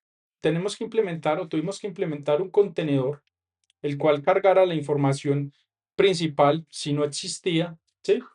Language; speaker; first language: Spanish; native; Spanish